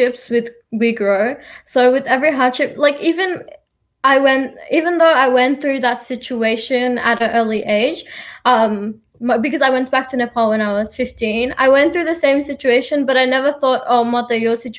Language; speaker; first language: English; early bilingual, other home language; Nepali